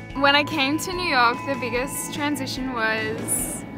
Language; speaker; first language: English; native; English